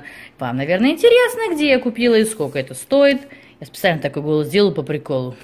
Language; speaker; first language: Russian; native; Russian